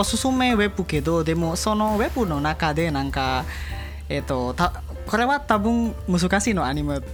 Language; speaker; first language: Japanese; non-native, learner; Indonesian